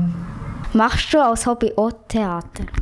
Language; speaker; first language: German; native; German